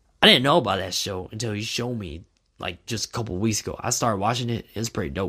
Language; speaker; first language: English; native; English